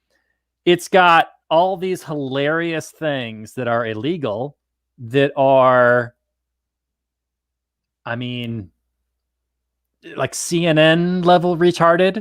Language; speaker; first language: English; native; English